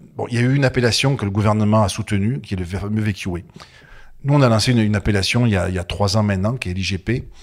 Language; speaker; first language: French; native; French